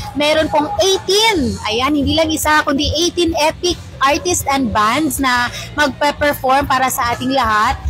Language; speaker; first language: Filipino; non-native, local second language; Cebuano